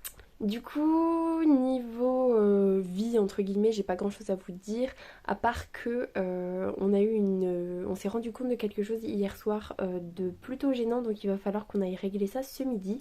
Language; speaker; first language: French; native; French